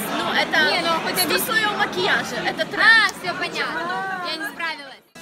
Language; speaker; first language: Russian; native; Russian